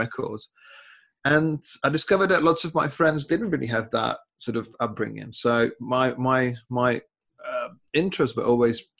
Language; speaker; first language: English; non-native, fluent; Czech